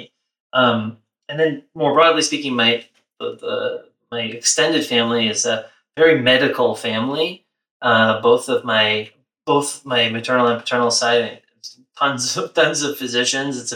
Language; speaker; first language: English; native; English